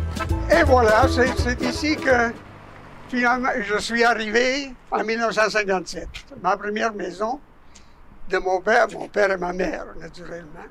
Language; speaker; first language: French; non-native, fluent; Italian